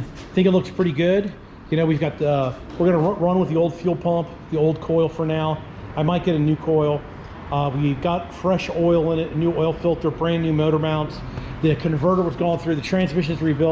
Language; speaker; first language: English; native; English